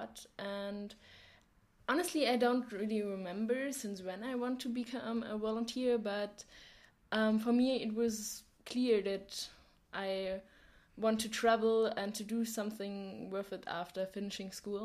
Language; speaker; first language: English; non-native, fluent; German